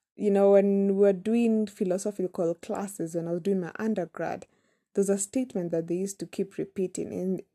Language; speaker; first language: English; non-native, local second language; Kamba